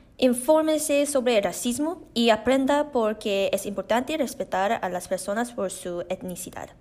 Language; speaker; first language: Spanish; non-native, learner; Korean